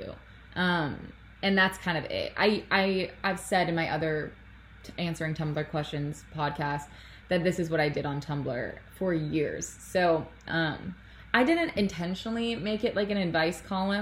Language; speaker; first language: English; native; English